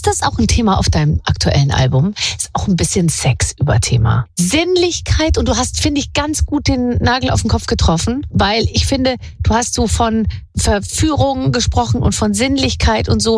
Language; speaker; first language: German; native; German